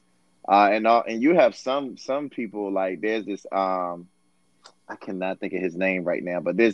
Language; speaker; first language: English; native; English